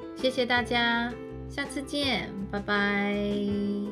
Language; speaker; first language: Chinese; early bilingual, heritage; Chinese